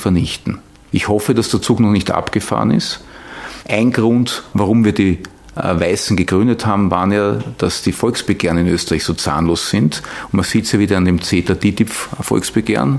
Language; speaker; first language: German; native; German